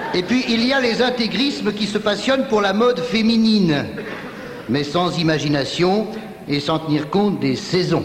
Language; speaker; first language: French; native; French